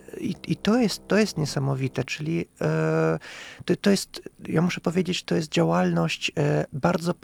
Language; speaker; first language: Polish; non-native, fluent; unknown